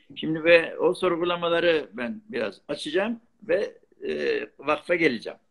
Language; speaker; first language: Turkish; non-native, local second language; Arabic